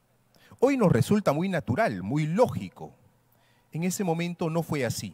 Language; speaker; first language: Spanish; native; Spanish